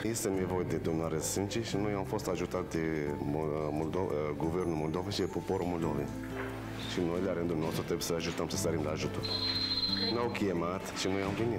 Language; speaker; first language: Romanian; non-native, learner; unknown